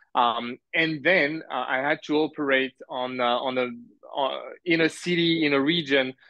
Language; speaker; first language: English; early bilingual, heritage; Arabic